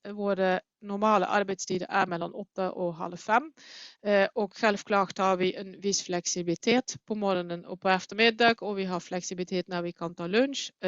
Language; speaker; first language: Swedish; non-native, fluent; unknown